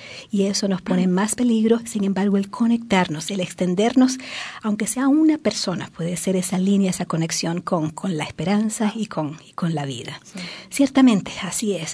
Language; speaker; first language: Spanish; native; Spanish